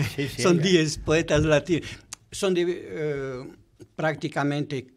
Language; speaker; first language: Spanish; non-native, fluent; Romanian